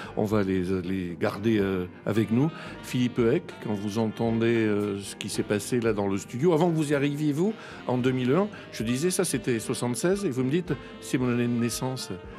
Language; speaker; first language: French; native; French